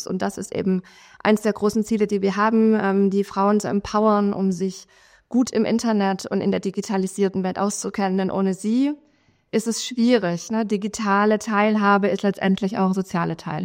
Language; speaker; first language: German; native; German